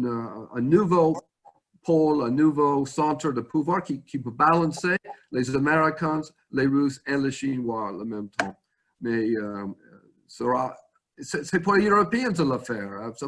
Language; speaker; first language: French; non-native, fluent; English